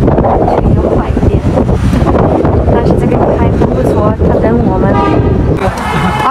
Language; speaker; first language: Chinese; non-native, learner; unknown